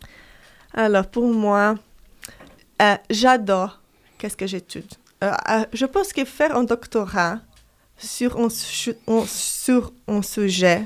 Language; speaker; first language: French; non-native, fluent; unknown